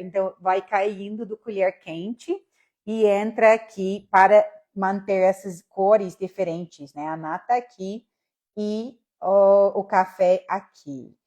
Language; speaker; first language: Portuguese; non-native, fluent; English